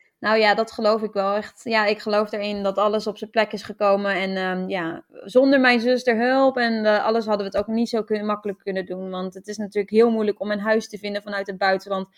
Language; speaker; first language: Dutch; native; Dutch